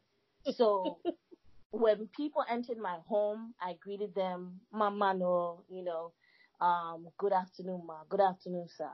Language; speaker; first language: English; native; English